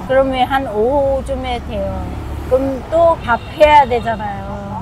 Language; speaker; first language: Korean; non-native, fluent; Vietnamese